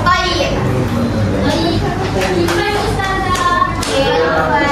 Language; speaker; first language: Arabic; non-native, learner; Malay